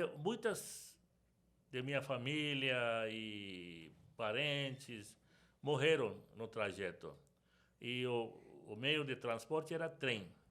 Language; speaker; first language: Portuguese; non-native, fluent; Sindhi